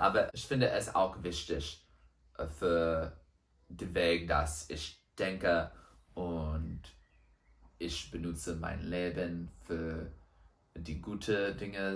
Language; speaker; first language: German; non-native, learner; English